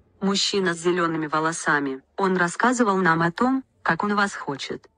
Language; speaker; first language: Russian; native; Russian